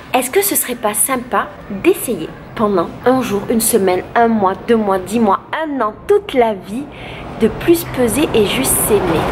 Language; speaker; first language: French; native; French